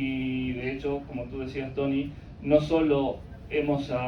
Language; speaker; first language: Spanish; native; Spanish